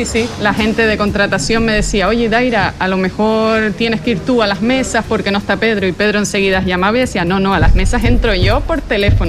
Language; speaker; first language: Spanish; native; Spanish